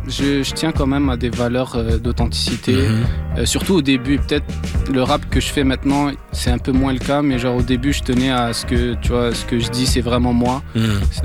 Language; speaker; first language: French; non-native, local second language; Arabic